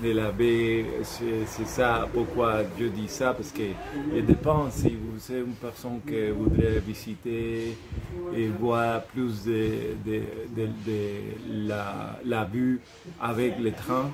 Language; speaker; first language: French; non-native, learner; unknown